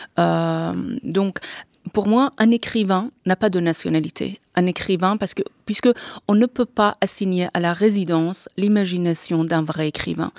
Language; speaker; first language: French; non-native, fluent; Persian